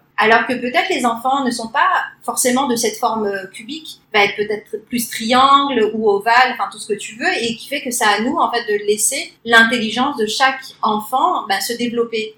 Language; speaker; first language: French; early bilingual, other home language; Cantonese